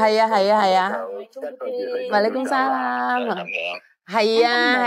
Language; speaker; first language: Cantonese; non-native, fluent; Indonesian